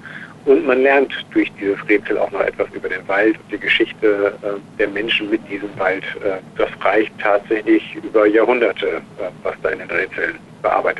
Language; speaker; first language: German; native; German